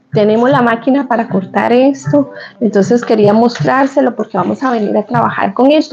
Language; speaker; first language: Spanish; native; Spanish